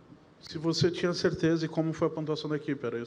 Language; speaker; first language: Portuguese; native; Portuguese